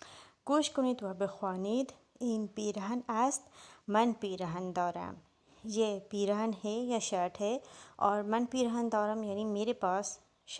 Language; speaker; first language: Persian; non-native, fluent; Urdu